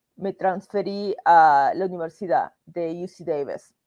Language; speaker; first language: Spanish; native; Spanish